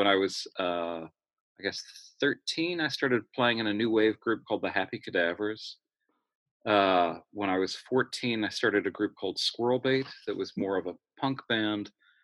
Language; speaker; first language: English; native; English